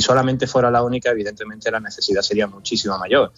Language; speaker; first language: Spanish; native; Spanish